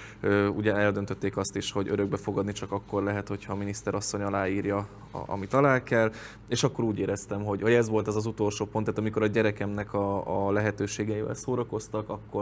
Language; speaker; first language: Hungarian; native; Hungarian